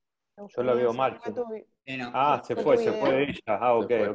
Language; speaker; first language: Spanish; native; Spanish